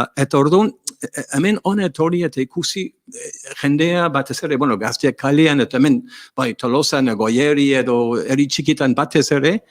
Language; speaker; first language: Basque; non-native, learner; English